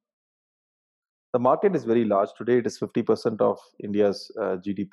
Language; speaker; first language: English; non-native, local second language; Tamil